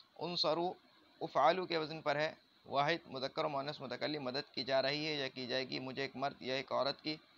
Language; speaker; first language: Urdu; native; Urdu